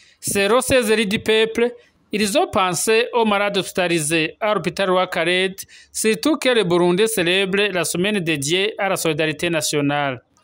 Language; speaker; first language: French; non-native, local second language; Rundi